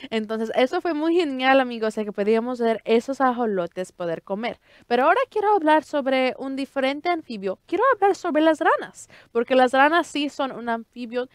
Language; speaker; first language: Spanish; early bilingual, heritage; Spanish